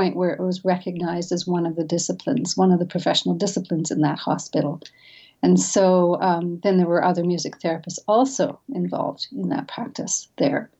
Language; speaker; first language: English; native; English